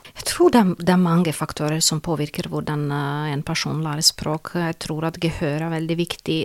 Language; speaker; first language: Norwegian; non-native, fluent; Serbian